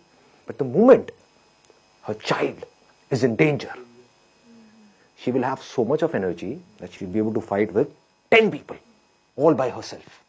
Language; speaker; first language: English; non-native, local second language; Hindi